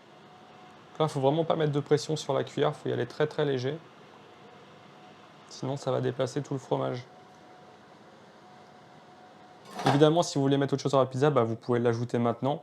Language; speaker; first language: French; native; French